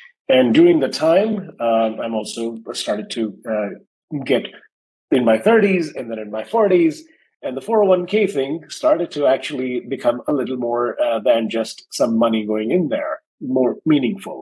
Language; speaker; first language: English; non-native, local second language; Hindi